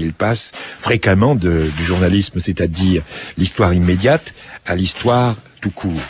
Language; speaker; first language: French; native; French